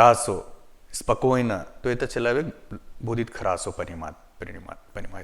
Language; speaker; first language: Russian; non-native, learner; Hindi